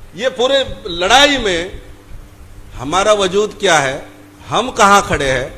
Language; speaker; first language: Hindi; non-native, local second language; Marathi